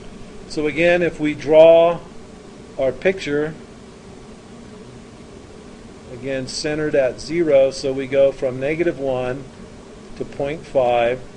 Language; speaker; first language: English; native; English